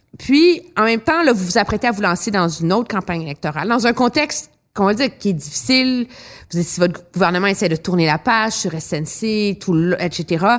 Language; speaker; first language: French; native; French